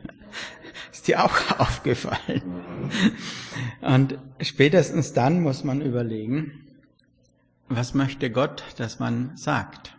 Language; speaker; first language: German; native; German